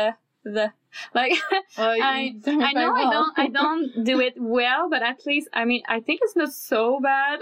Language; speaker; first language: English; non-native, fluent; French